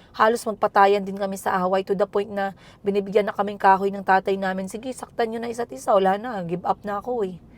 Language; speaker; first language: Filipino; non-native, local second language; Cebuano